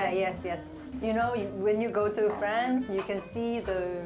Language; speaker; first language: English; non-native, fluent; Korean